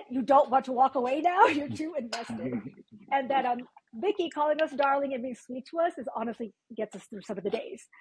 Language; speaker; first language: English; native; English